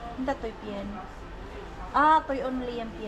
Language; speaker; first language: Finnish; non-native, learner; Filipino